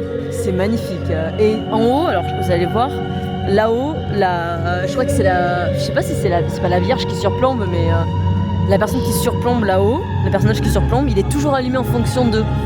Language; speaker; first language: French; native; French